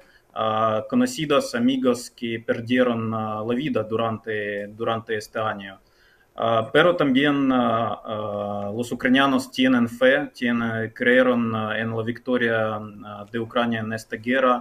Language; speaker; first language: Spanish; non-native, fluent; Ukrainian